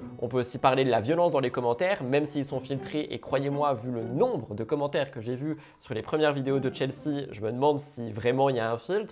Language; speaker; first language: French; native; French